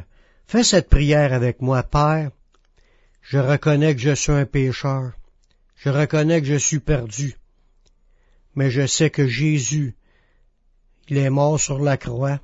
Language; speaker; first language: French; native; French